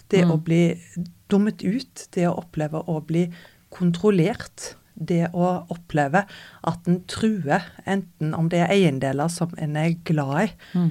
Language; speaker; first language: Norwegian; native; Norwegian